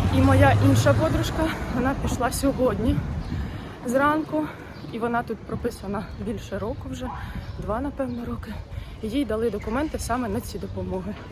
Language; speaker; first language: Ukrainian; non-native, local second language; Russian